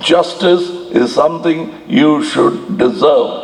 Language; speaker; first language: English; non-native, local second language; Tamil